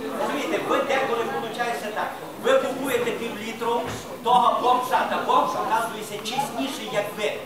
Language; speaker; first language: Ukrainian; native; Ukrainian